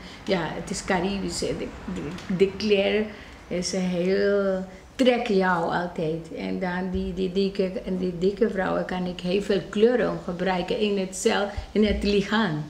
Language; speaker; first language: Dutch; non-native, local second language; Papiamento